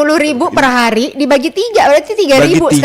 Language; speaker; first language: Indonesian; native; Indonesian